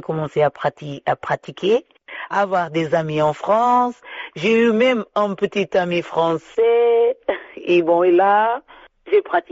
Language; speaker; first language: French; non-native, fluent; Kabuverdianu